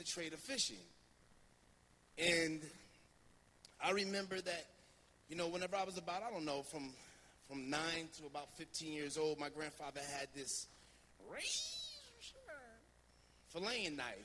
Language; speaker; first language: English; native; English